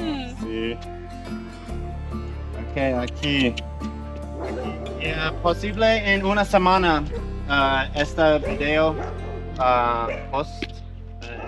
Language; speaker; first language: Spanish; non-native, learner; English